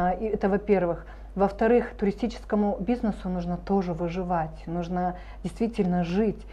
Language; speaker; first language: Russian; native; Russian